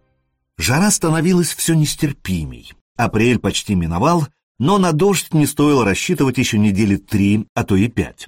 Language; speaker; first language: Russian; native; Russian